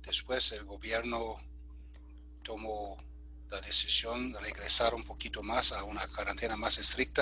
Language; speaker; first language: Spanish; non-native, fluent; German